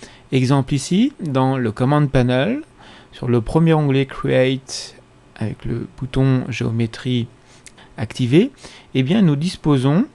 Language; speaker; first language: French; native; French